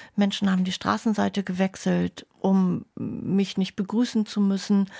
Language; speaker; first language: German; native; German